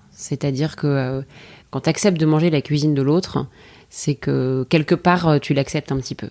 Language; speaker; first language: French; native; French